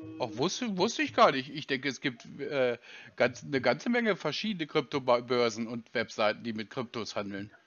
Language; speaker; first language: German; native; German